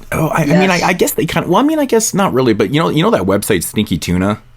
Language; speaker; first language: English; native; English